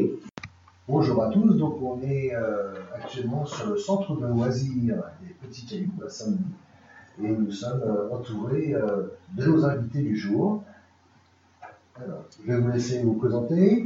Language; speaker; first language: French; native; French